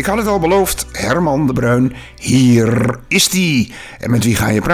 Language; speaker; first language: Dutch; native; Dutch